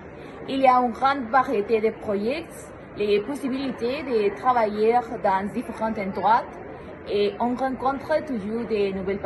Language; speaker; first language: French; non-native, learner; Spanish